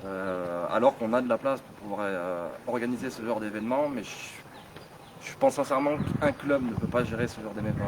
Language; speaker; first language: French; native; French